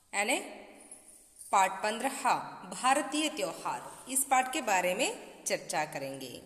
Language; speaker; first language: Hindi; non-native, local second language; Kannada